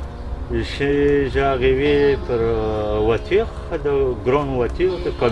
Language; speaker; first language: French; non-native, learner; Pashto